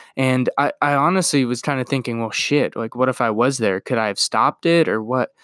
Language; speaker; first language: English; native; English